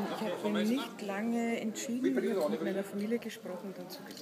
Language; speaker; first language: German; native; German